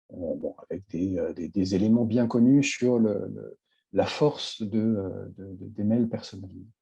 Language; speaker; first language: French; native; French